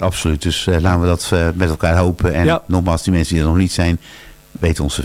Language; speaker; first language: Dutch; native; Dutch